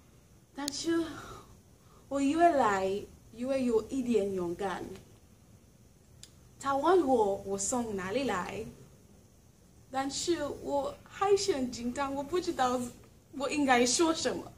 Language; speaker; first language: Chinese; non-native, learner; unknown